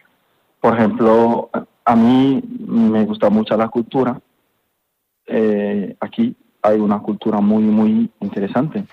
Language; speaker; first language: Spanish; non-native, fluent; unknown